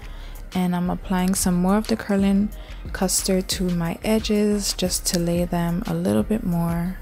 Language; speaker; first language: English; native; English